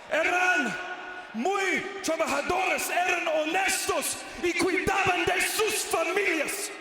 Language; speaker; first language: Spanish; non-native, learner; English